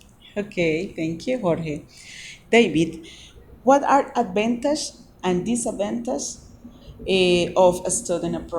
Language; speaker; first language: English; non-native, learner; Spanish